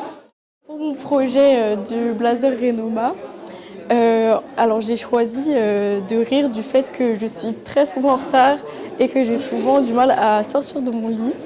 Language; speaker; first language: French; native; French